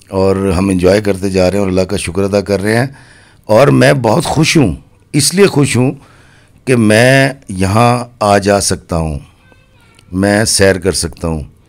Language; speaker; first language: Urdu; non-native, local second language; Punjabi